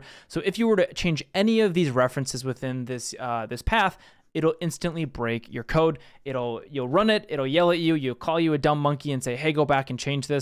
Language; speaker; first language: English; native; English